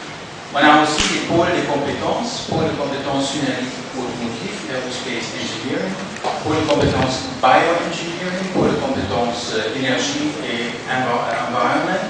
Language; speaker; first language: French; non-native, fluent; German